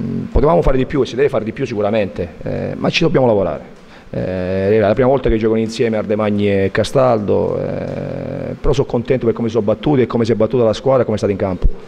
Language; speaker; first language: Italian; native; Italian